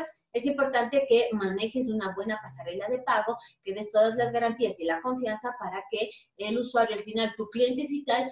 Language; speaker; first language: Spanish; native; Spanish